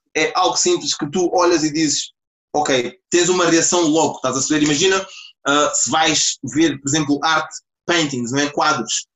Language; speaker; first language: Portuguese; native; Portuguese